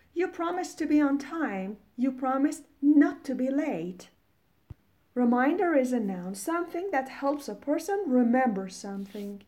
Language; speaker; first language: English; non-native, fluent; Persian